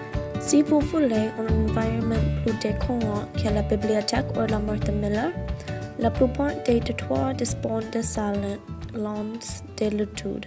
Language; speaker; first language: French; non-native, learner; English